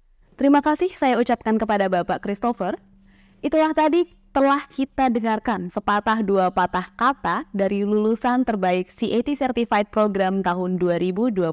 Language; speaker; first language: Indonesian; native; Indonesian